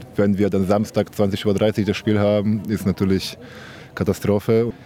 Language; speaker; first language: German; non-native, fluent; Polish